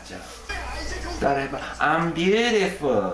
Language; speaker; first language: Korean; early bilingual, heritage; Korean